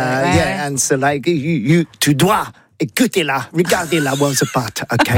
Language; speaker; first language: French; non-native, learner; English